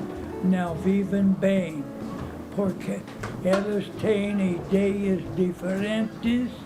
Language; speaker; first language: Portuguese; non-native, fluent; English